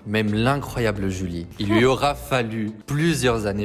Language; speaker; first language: French; native; French